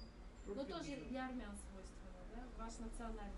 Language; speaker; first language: Russian; native; Russian